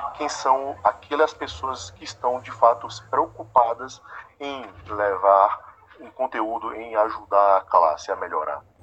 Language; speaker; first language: Portuguese; native; Portuguese